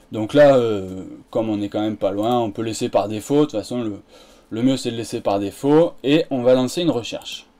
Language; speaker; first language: French; native; French